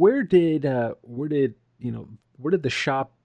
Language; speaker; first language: English; native; English